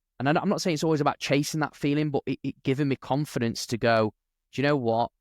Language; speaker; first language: English; native; English